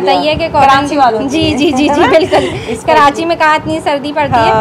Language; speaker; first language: Urdu; native; Urdu